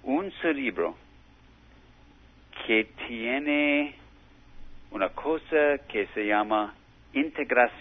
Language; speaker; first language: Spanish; non-native, learner; English